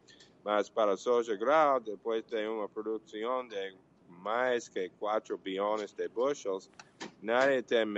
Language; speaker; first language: Portuguese; non-native, learner; English